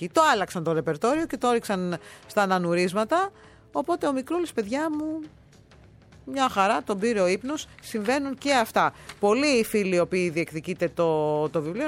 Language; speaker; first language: Greek; native; Greek